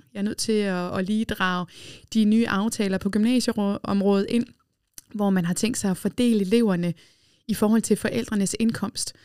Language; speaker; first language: Danish; native; Danish